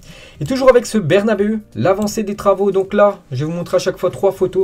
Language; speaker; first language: French; native; French